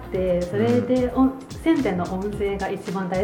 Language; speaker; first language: Japanese; non-native, fluent; Chinese